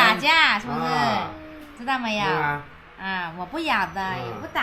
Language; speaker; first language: Chinese; native; Chinese